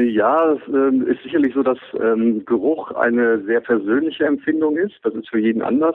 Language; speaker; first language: German; native; German